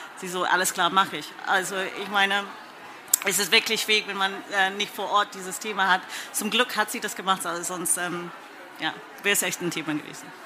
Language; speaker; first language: German; non-native, fluent; English